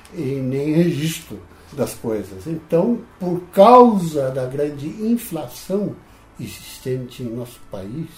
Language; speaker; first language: Portuguese; non-native, fluent; Dutch